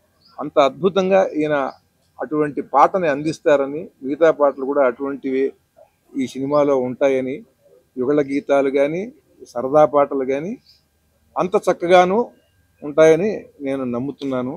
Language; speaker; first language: Telugu; native; Telugu